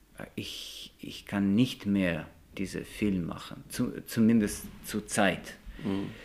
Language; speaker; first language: German; non-native, learner; Russian